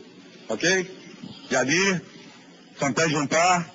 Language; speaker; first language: Indonesian; non-native, learner; Portuguese